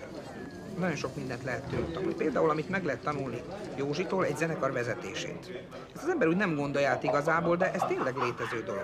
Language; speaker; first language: Hungarian; native; Hungarian